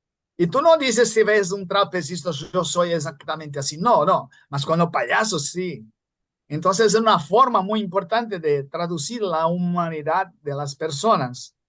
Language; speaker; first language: Spanish; non-native, fluent; Portuguese